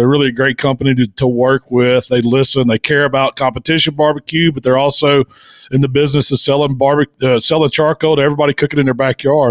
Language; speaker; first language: English; native; English